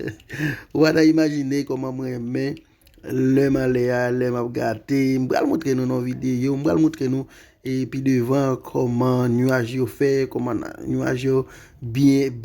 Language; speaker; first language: French; non-native, learner; Haitian Creole